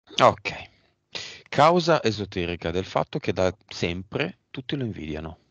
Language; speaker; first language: Italian; native; Italian